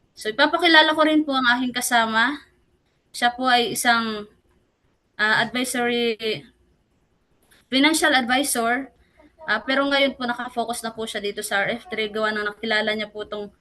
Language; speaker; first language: Filipino; non-native, local second language; Bikol